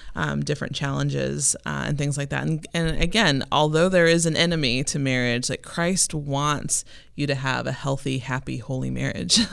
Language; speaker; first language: English; native; English